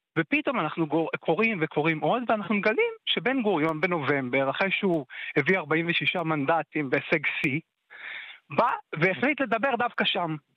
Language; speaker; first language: Hebrew; native; Hebrew